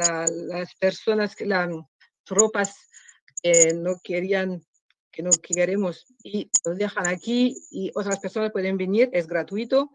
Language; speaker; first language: Spanish; non-native, learner; French